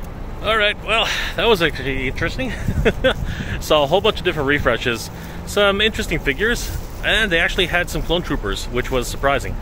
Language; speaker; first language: English; native; English